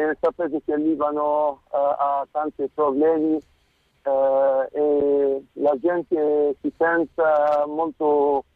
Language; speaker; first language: Italian; non-native, fluent; Arabic